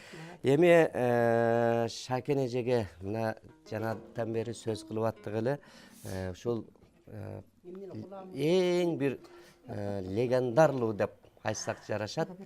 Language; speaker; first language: Kyrgyz; native; Kyrgyz